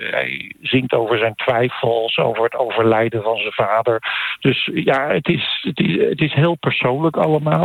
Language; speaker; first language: Dutch; native; Dutch